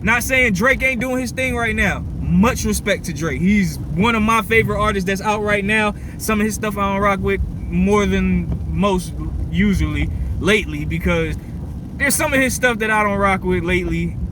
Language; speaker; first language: English; native; English